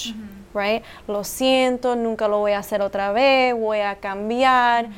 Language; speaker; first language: Spanish; early bilingual, heritage; English